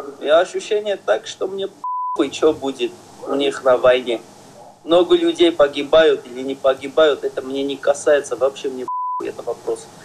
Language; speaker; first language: Russian; non-native, fluent; Armenian